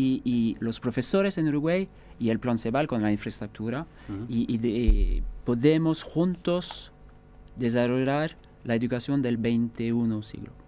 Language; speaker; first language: Spanish; non-native, fluent; French